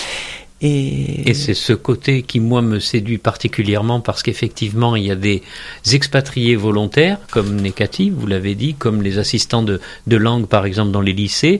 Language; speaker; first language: French; native; French